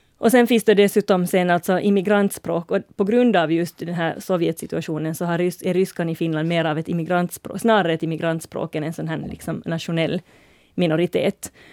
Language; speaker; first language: Swedish; native; Swedish